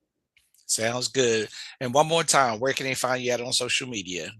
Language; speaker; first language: English; native; English